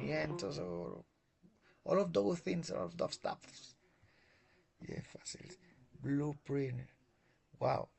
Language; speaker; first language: English; non-native, learner; Spanish